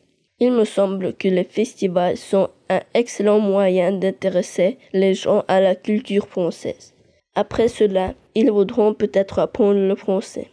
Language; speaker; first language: French; non-native, learner; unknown